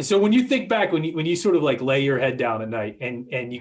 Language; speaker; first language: English; native; English